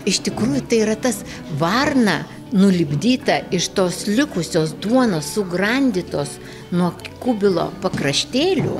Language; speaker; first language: Lithuanian; native; Lithuanian